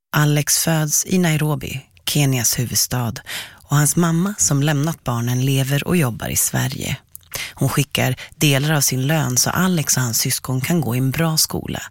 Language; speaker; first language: Swedish; native; Swedish